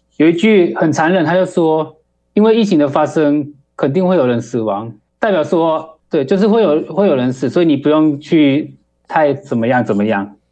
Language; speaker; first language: Chinese; early bilingual, heritage; Chinese